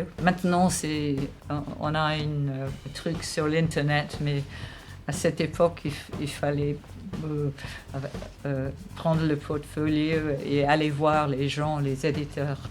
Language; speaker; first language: French; non-native, fluent; English